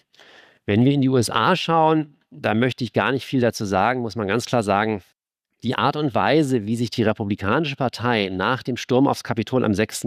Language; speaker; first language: German; native; German